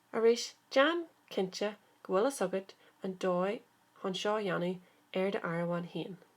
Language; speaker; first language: Irish; native; Irish